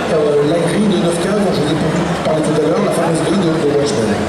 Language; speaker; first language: French; native; French